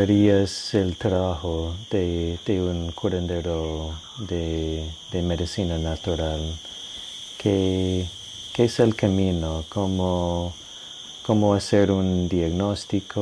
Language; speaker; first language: Spanish; non-native, local second language; Shipibo-Conibo